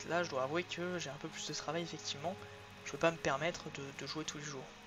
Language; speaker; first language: French; native; French